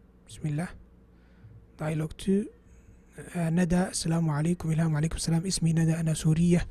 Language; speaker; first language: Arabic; non-native, fluent; English